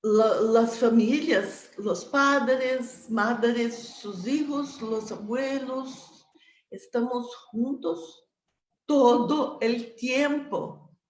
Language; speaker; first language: Spanish; non-native, fluent; Portuguese